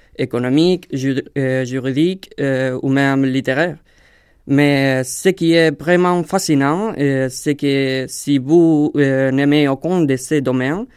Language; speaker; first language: French; non-native, learner; Spanish